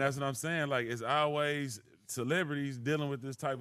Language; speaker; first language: English; native; English